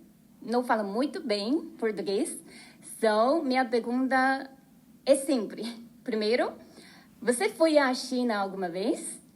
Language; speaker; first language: Portuguese; non-native, learner; Chinese